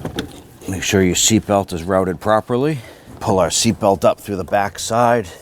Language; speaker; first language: English; native; English